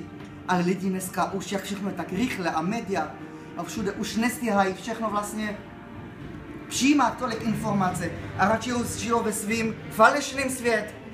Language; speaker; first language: Czech; early bilingual, heritage; Czech